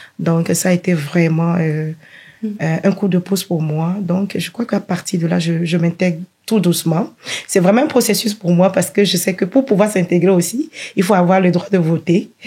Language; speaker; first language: French; non-native, local second language; Ewe